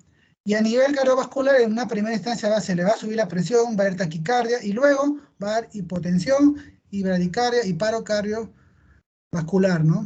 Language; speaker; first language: Spanish; native; Spanish